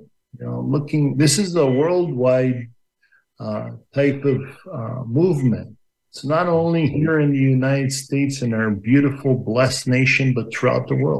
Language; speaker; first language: English; native; English